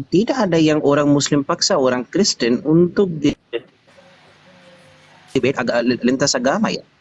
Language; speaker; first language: Indonesian; non-native, learner; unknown